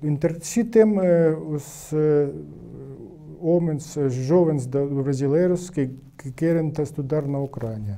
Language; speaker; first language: Portuguese; non-native, learner; Ukrainian